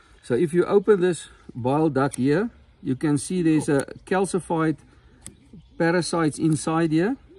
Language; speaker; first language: English; non-native, local second language; Afrikaans